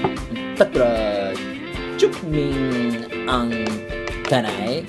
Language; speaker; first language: Vietnamese; non-native, learner; Japanese